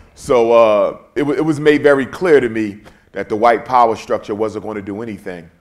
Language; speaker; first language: English; native; English